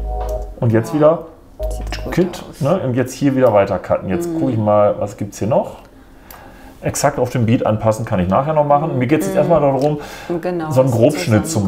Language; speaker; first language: German; native; German